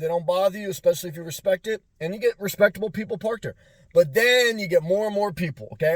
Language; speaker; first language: English; native; English